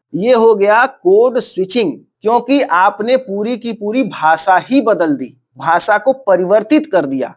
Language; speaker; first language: Hindi; native; Hindi